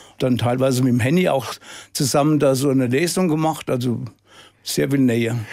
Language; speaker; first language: German; native; German